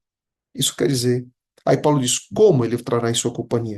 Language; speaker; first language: Portuguese; native; Portuguese